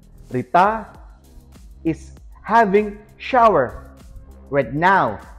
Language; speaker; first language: English; non-native, fluent; Indonesian